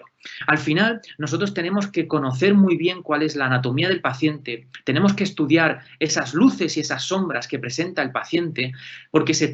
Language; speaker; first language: Spanish; native; Spanish